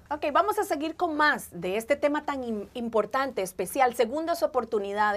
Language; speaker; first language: Spanish; native; Spanish